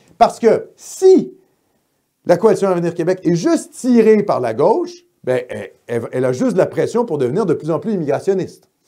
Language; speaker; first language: French; native; French